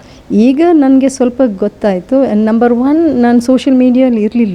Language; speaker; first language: Kannada; non-native, learner; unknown